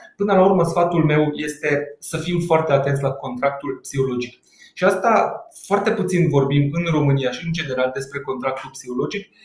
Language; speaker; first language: Romanian; non-native, local second language; Hungarian